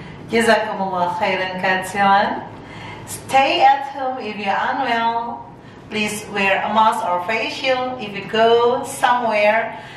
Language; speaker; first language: English; non-native, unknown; Indonesian